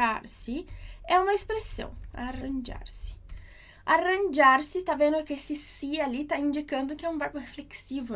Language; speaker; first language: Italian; non-native, fluent; Portuguese